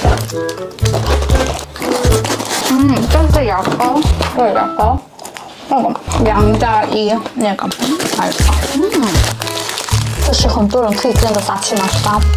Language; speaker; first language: Chinese; non-native, learner; Korean